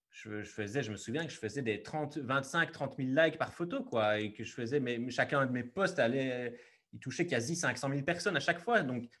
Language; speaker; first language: French; native; French